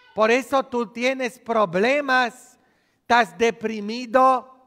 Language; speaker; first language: Spanish; non-native, fluent; Polish